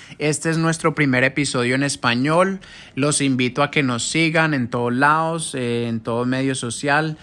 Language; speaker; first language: Spanish; early bilingual, heritage; Spanish